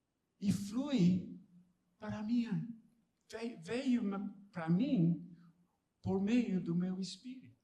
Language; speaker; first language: Portuguese; non-native, fluent; English